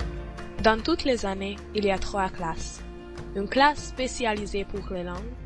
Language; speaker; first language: French; non-native, learner; Hungarian